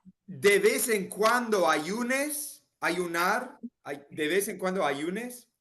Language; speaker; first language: Spanish; non-native, fluent; English